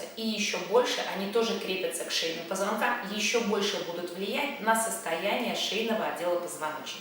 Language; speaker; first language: Russian; native; Russian